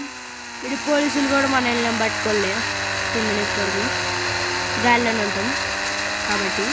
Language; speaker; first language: Telugu; native; Telugu